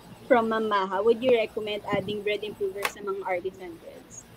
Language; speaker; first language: English; non-native, local second language; Filipino